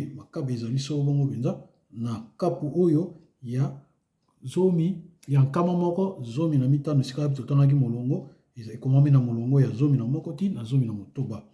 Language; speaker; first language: Lingala; non-native, local second language; Kongo